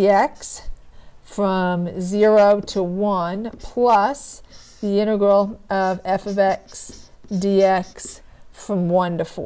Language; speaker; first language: English; native; English